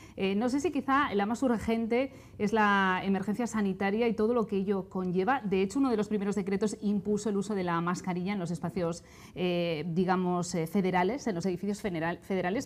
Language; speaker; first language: Spanish; native; Spanish